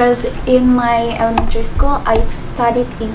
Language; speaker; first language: English; non-native, learner; Indonesian